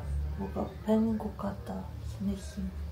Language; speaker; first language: Korean; non-native, learner; Ukrainian